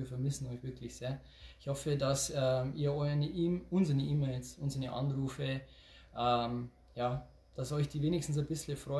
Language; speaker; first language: German; native; German